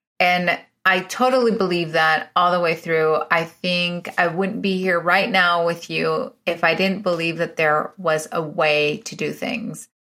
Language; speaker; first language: English; early bilingual, other home language; Spanish